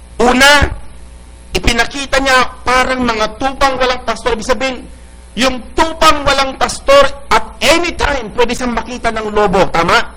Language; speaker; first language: Filipino; non-native, local second language; Iloko